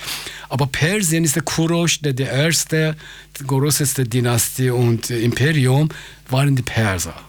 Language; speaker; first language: German; non-native, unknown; Persian